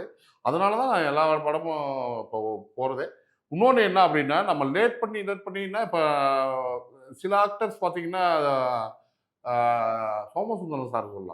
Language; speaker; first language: Tamil; native; Tamil